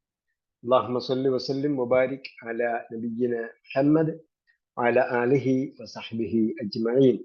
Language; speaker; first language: Arabic; non-native, fluent; Malayalam